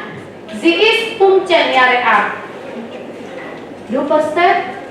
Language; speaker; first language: German; non-native, learner; Indonesian